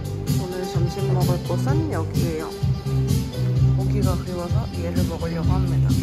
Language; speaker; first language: Korean; native; Korean